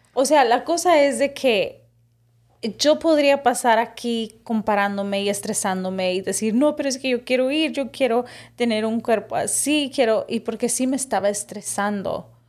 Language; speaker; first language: Spanish; early bilingual, heritage; Spanish